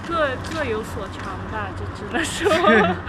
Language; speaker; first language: Chinese; native; Chinese